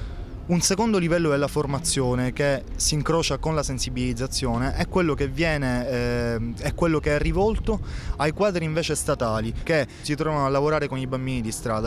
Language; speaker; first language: Italian; native; Italian